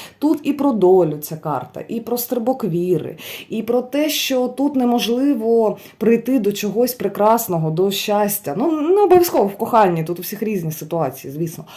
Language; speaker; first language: Ukrainian; non-native, local second language; Russian